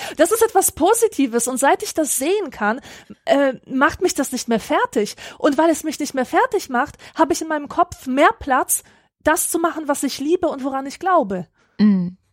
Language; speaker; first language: German; early bilingual, other home language; Polish